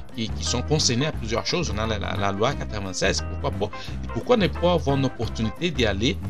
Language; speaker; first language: French; non-native, fluent; Portuguese